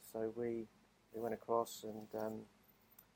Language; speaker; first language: English; native; English